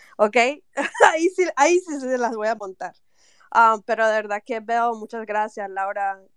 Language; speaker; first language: Spanish; native; Spanish